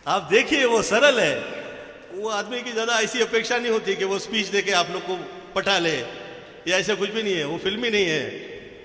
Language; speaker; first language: Hindi; non-native, local second language; Marathi